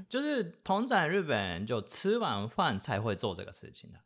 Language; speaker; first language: Chinese; non-native, fluent; Japanese